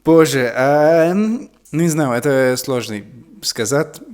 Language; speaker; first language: Russian; non-native, learner; English